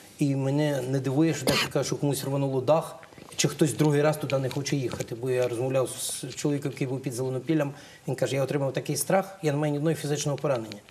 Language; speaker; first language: Ukrainian; native; Ukrainian